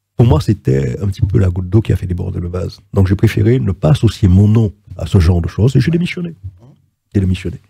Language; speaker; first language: French; native; French